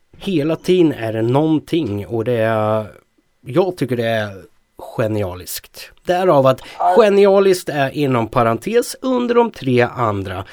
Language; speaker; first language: Swedish; native; Swedish